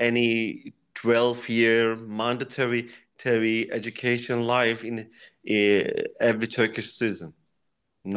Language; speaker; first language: English; non-native, learner; Turkish